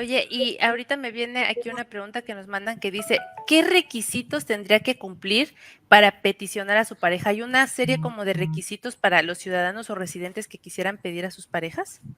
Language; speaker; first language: Spanish; native; Spanish